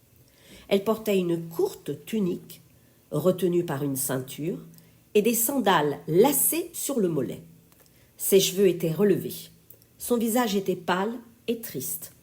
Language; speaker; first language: French; native; French